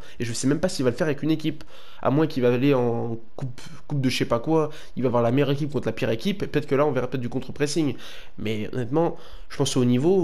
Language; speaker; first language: French; native; French